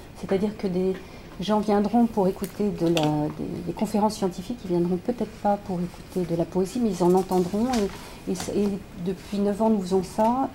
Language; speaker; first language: French; native; French